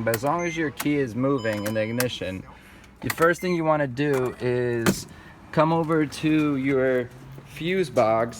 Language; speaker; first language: English; native; English